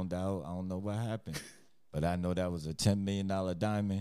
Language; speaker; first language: English; native; English